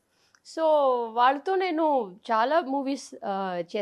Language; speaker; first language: Telugu; non-native, fluent; Tamil